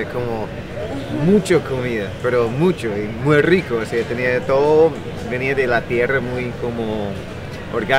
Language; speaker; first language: Spanish; non-native, fluent; English